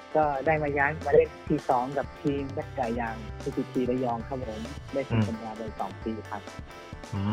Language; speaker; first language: Thai; native; Thai